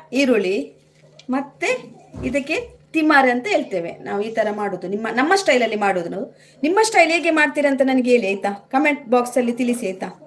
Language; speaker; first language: Kannada; non-native, local second language; Tulu